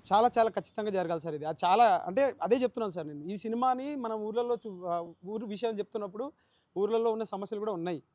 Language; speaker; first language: Telugu; native; Telugu